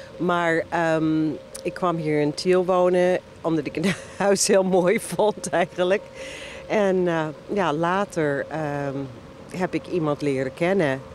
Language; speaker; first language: Dutch; non-native, fluent; English